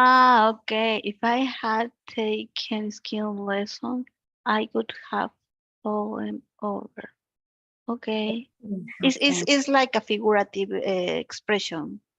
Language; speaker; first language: English; non-native, learner; Spanish